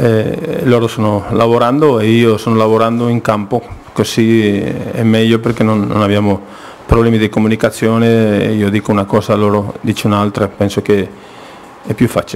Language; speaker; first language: Italian; non-native, fluent; Spanish